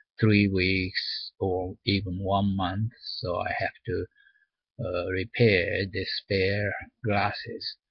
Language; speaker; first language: English; non-native, learner; Japanese